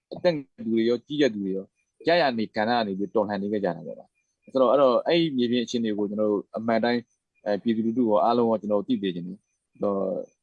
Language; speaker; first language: Burmese; native; Burmese